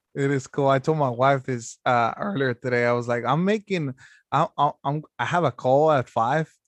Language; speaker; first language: English; non-native, fluent; Spanish